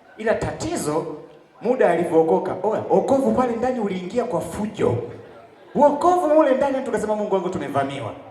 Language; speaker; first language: Swahili; native; Swahili